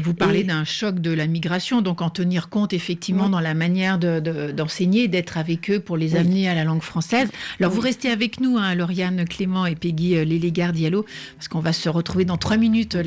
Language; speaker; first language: French; native; French